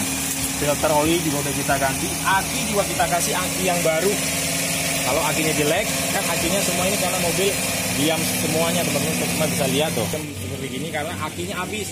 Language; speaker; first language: Indonesian; native; Indonesian